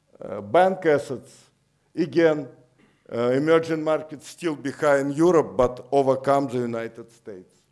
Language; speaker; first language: English; non-native, fluent; Russian